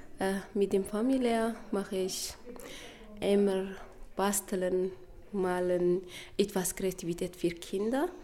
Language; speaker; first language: German; non-native, learner; Tigrinya